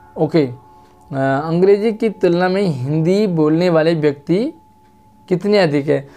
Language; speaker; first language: Hindi; native; Hindi